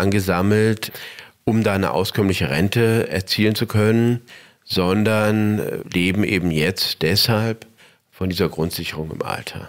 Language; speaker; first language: German; native; German